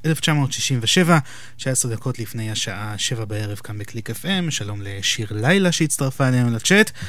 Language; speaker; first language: Hebrew; native; Hebrew